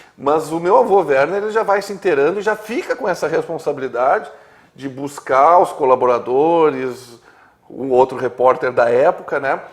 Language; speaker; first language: Portuguese; native; Portuguese